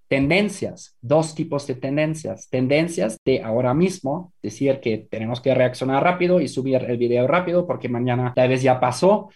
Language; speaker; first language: Spanish; non-native, fluent; German